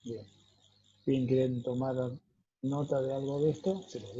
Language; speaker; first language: Spanish; native; Spanish